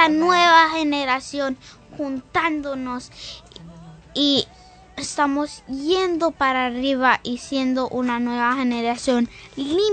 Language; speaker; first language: Spanish; early bilingual, heritage; Spanish